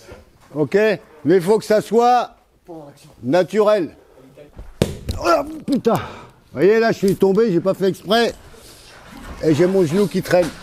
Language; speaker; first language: French; native; French